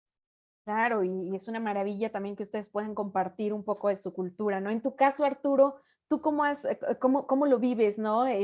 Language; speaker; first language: Spanish; native; Spanish